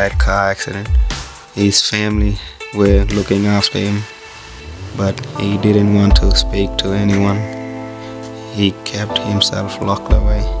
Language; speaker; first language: English; native; English